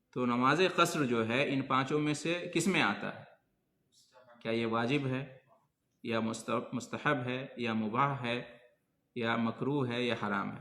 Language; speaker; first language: Urdu; native; Urdu